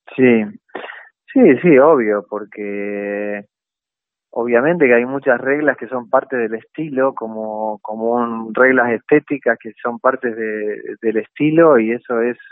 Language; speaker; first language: Spanish; native; Spanish